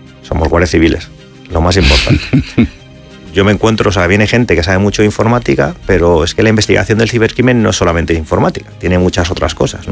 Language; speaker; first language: Spanish; native; Spanish